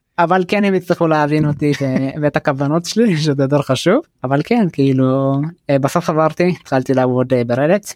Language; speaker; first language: Hebrew; early bilingual, other home language; Amharic